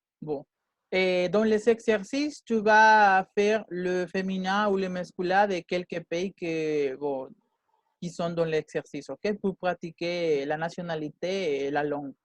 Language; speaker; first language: French; non-native, fluent; Spanish